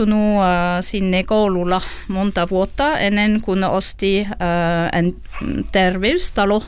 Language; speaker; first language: Finnish; non-native, learner; French